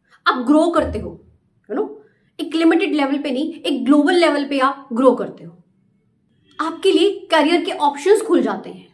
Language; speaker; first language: Hindi; native; Hindi